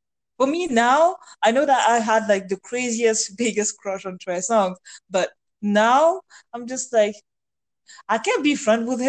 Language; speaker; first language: English; non-native, fluent; French